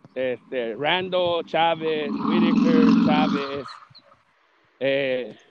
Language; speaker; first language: Spanish; early bilingual, heritage; Spanish